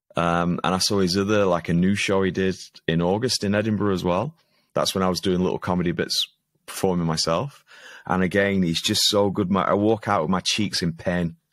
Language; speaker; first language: English; native; English